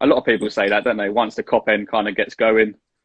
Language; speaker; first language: English; native; English